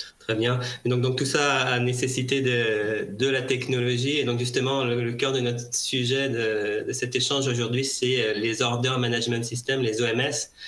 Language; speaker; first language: French; native; French